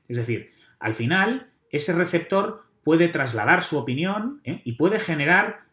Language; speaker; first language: Spanish; native; Spanish